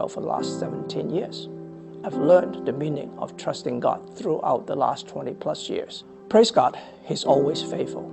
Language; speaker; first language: English; non-native, local second language; Cantonese